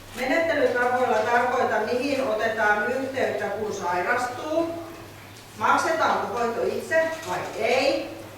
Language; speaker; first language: Finnish; native; Finnish